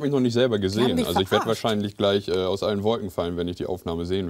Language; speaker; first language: German; native; German